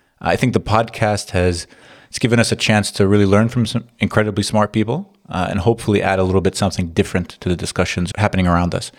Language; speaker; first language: English; native; English